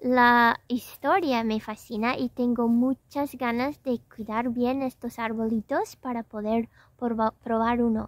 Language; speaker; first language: Spanish; non-native, fluent; English